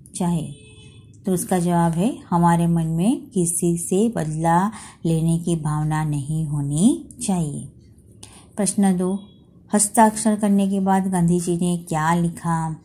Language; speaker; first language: Hindi; non-native, local second language; Gujarati